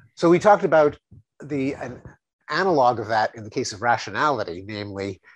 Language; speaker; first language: English; native; English